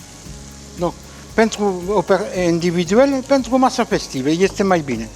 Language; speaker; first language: Romanian; non-native, fluent; French